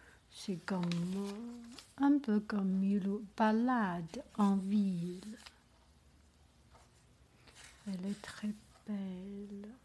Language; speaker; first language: French; non-native, learner; Chinese